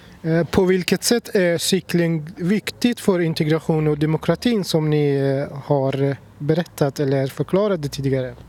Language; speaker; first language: Swedish; non-native, fluent; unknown